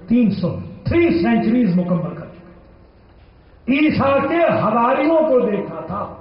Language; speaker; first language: Urdu; non-native, local second language; Punjabi